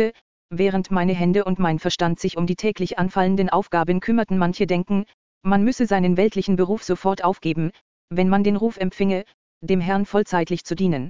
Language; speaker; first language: German; native; German